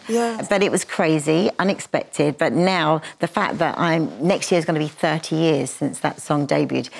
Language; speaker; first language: English; native; English